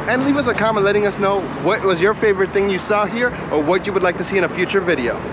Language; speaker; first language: English; native; English